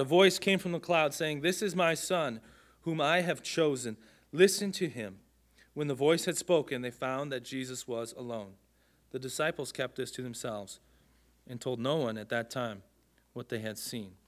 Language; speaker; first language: English; native; English